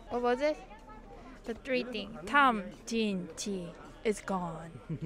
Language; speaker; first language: English; non-native, learner; Korean